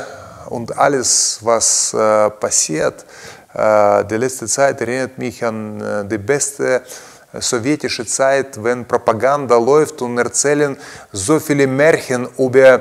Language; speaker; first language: German; non-native, learner; Russian